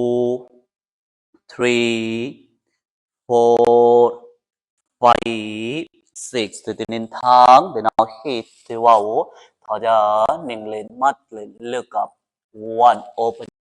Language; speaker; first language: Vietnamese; non-native, learner; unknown